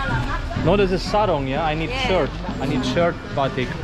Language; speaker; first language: English; non-native, fluent; German